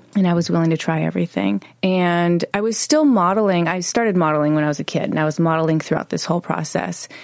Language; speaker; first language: English; native; English